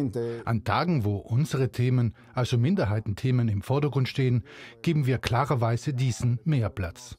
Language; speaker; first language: German; non-native, fluent; Italian